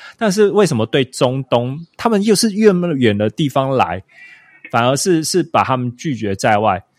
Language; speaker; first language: Chinese; native; Chinese